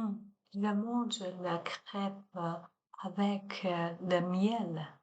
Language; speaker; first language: French; non-native, learner; Chinese